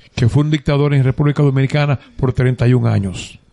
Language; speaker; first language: Spanish; native; Spanish